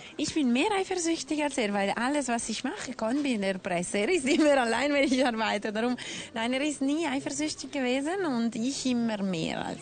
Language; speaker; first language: German; non-native, local second language; Italian